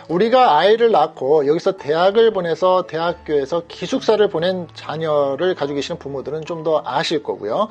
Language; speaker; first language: Korean; native; Korean